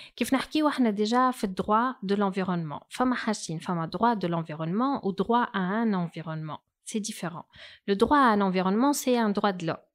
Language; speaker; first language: French; non-native, local second language; Arabic